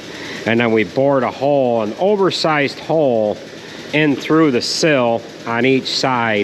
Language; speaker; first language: English; native; English